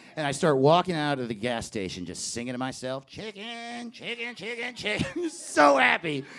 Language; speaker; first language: English; native; English